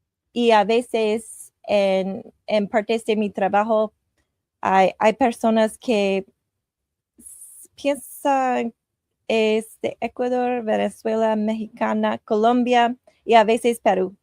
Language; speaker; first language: Spanish; non-native, learner; English